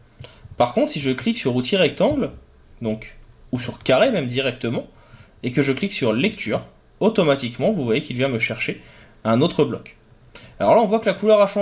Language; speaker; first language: French; native; French